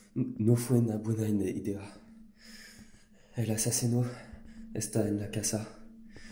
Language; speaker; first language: Spanish; non-native, learner; French